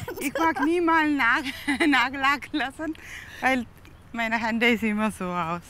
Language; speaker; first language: German; non-native, learner; Tamil